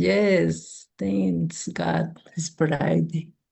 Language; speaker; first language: English; non-native, learner; Spanish